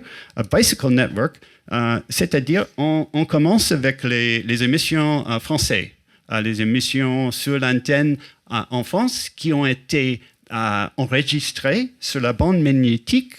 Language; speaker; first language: French; non-native, fluent; English